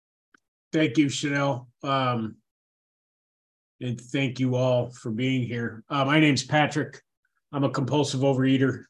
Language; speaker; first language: English; native; English